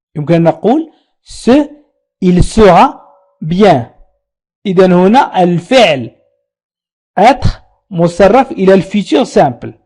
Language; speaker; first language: Arabic; native; Arabic